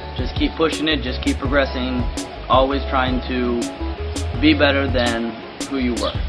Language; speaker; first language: English; native; English